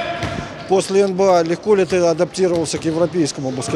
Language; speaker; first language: Russian; native; Russian